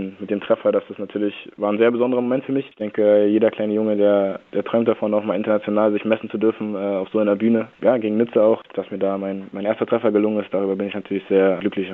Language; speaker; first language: German; native; German